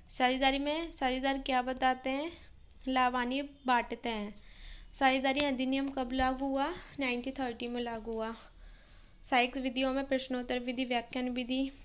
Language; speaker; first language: Hindi; native; Hindi